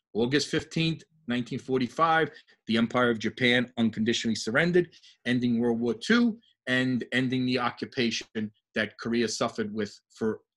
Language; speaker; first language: English; native; English